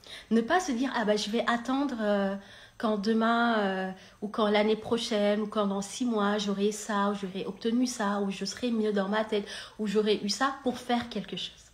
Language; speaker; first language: French; non-native, local second language; Wolof